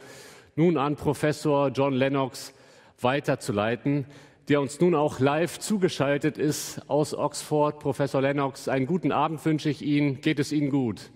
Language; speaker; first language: German; native; German